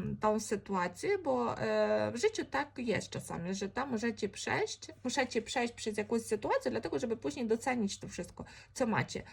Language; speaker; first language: Polish; non-native, fluent; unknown